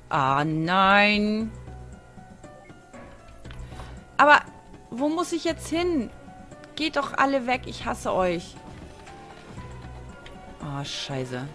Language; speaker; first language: German; native; German